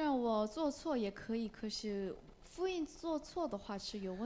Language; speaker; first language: Chinese; non-native, learner; Korean